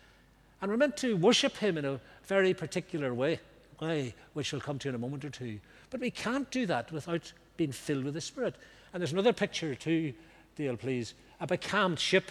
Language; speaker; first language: English; native; English